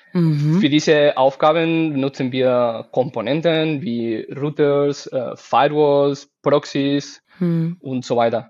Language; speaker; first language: German; non-native, learner; Spanish